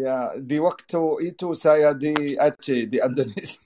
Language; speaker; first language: Indonesian; non-native, learner; Arabic